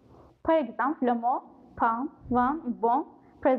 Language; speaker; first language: French; non-native, fluent; Turkish